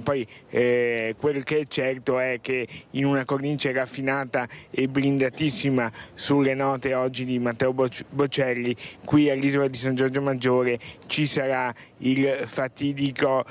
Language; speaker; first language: Italian; native; Italian